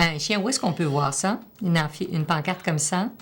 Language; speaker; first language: French; native; French